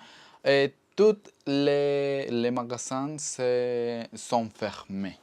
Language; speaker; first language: French; non-native, learner; Spanish